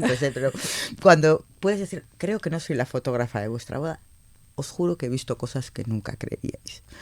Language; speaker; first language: Spanish; non-native, local second language; Galician